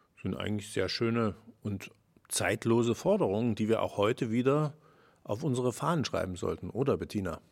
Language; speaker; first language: German; native; German